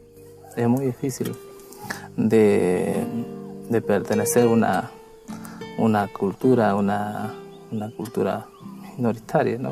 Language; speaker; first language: Spanish; non-native, local second language; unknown